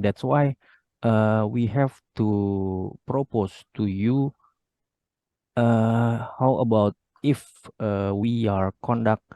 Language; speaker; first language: English; non-native, learner; Indonesian